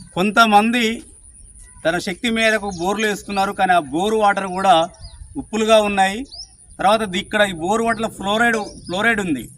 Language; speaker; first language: Telugu; native; Telugu